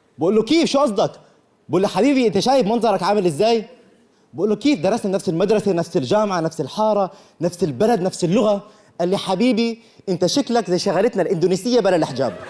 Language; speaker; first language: Arabic; early bilingual, other home language; Korean